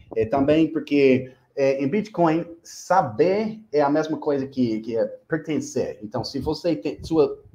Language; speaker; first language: Portuguese; non-native, fluent; English